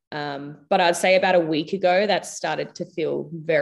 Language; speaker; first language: English; native; English